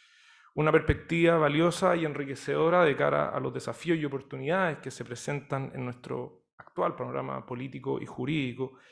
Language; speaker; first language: Spanish; native; Spanish